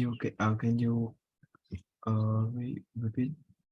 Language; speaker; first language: English; non-native, learner; Vietnamese